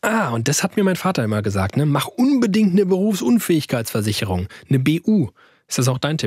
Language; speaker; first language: German; native; German